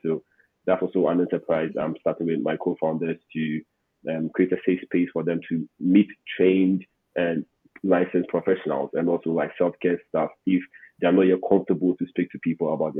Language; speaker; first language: English; non-native, local second language; Akan